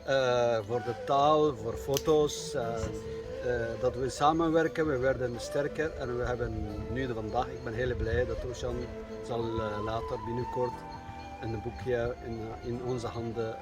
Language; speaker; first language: Dutch; non-native, learner; Kurdish